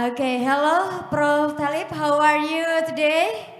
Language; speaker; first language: English; non-native, fluent; Indonesian